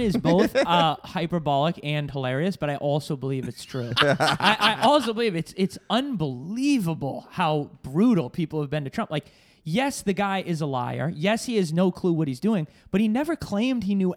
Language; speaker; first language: English; native; English